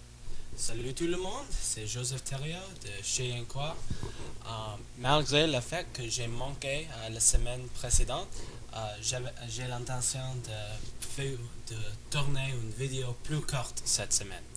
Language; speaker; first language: French; non-native, learner; English